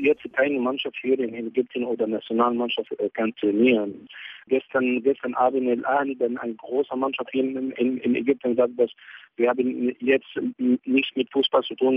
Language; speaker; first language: German; non-native, fluent; Arabic